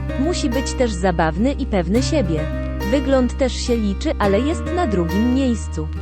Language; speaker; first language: Polish; native; Polish